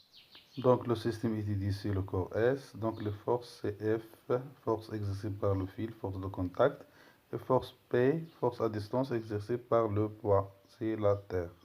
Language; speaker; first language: French; non-native, local second language; Arabic